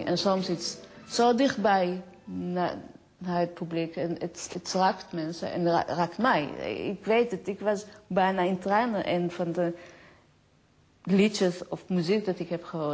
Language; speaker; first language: Dutch; non-native, fluent; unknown